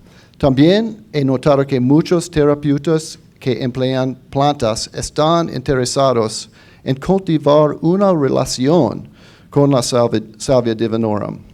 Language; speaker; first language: Spanish; non-native, fluent; English